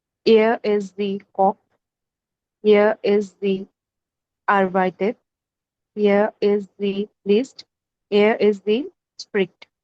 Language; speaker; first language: German; non-native, learner; Bangla